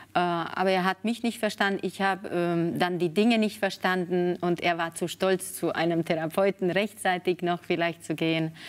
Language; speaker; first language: German; non-native, fluent; Spanish